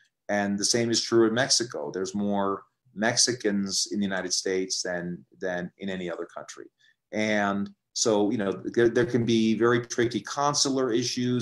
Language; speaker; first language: English; early bilingual, other home language; Spanish